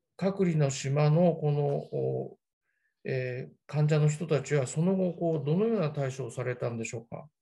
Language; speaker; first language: Japanese; native; Japanese